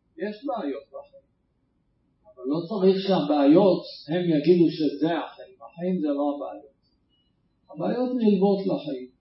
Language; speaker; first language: Hebrew; native; Hebrew